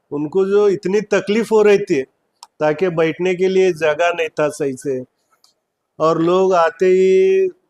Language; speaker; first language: Hindi; non-native, local second language; Urdu